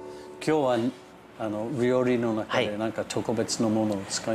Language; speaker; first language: Japanese; non-native, learner; English